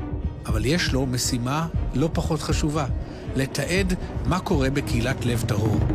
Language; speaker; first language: Hebrew; native; Hebrew